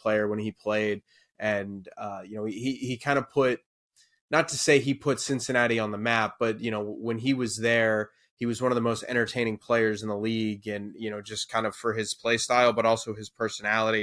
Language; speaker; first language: English; native; English